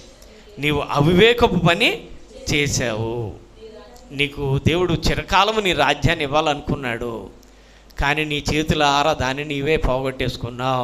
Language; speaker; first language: Telugu; native; Telugu